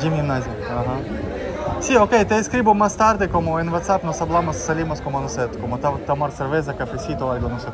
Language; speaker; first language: Spanish; non-native, learner; Russian